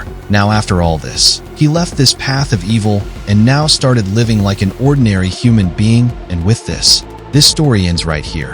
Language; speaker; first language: English; non-native, local second language; Hindi